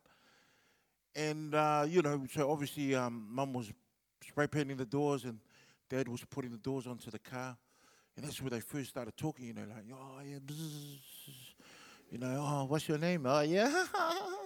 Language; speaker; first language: English; non-native, local second language; Samoan